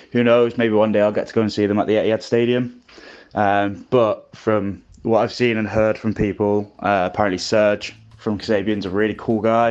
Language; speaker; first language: English; native; English